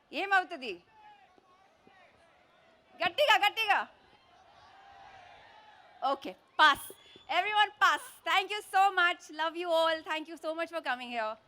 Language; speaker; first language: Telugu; non-native, learner; Hindi